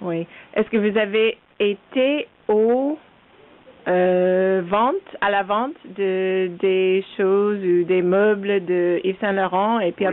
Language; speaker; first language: French; non-native, learner; English